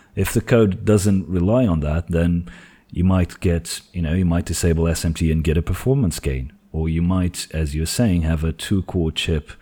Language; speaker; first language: English; non-native, fluent; Portuguese